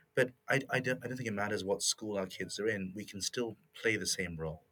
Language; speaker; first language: English; native; English